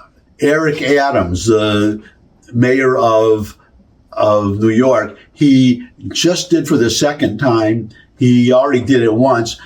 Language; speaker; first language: English; native; English